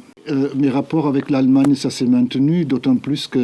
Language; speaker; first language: French; non-native, fluent; German